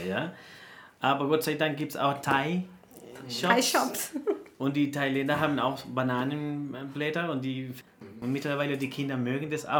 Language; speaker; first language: German; non-native, fluent; Spanish